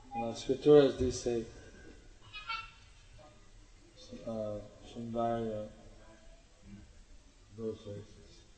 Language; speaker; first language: Spanish; non-native, learner; English